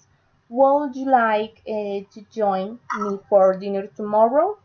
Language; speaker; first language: English; non-native, learner; Spanish